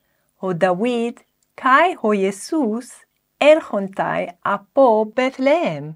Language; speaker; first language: Greek; non-native, fluent; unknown